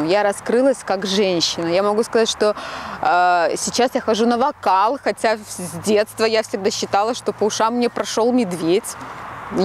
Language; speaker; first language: Russian; native; Russian